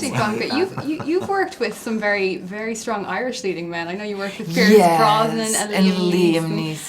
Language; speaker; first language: English; native; English